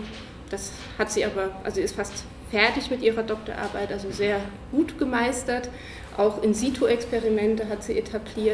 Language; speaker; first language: German; native; German